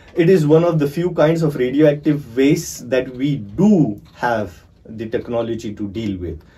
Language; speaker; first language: English; non-native, local second language; Marathi